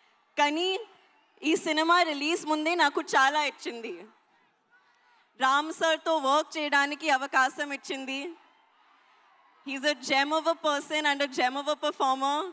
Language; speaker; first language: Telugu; non-native, learner; Hindi